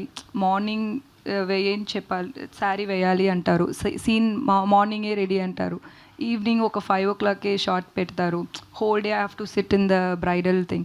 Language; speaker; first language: Telugu; non-native, learner; Tamil